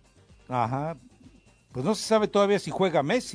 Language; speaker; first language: Spanish; native; Spanish